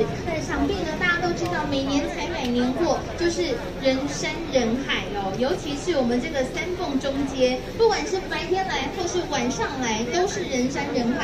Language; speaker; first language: Chinese; native; Chinese